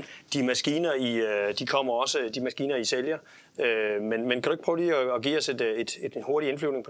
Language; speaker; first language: Danish; native; Danish